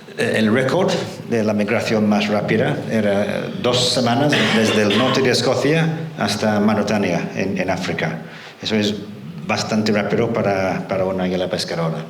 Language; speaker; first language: Spanish; non-native, fluent; English